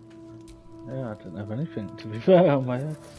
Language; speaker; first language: English; native; English